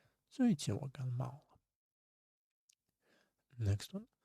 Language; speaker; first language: Chinese; non-native, fluent; Russian